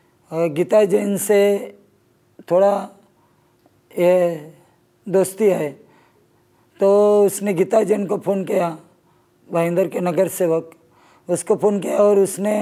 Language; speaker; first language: Hindi; non-native, local second language; Marathi